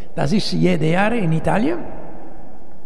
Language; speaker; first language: German; non-native, learner; Italian